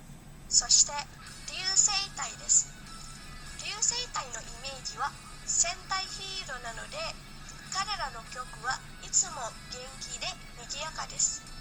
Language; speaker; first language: Japanese; non-native, learner; Indonesian